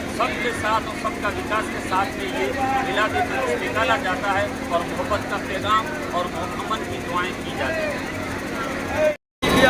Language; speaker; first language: Urdu; non-native, local second language; Gujarati